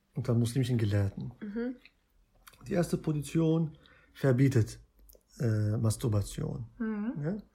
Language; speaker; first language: German; non-native, fluent; Arabic